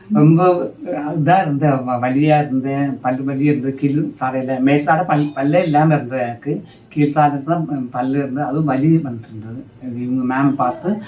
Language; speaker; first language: Tamil; non-native, local second language; Malayalam